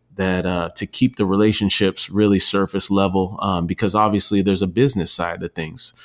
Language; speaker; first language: English; native; English